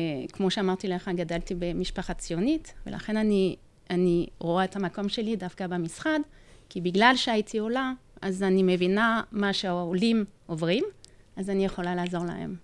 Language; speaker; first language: Hebrew; non-native, fluent; French